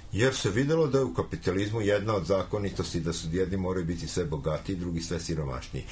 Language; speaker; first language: Serbian; native; Serbian